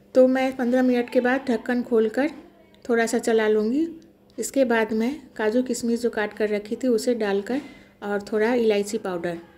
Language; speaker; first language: Hindi; non-native, local second language; Bangla